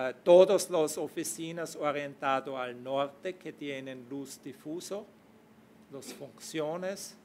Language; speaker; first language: Spanish; non-native, fluent; German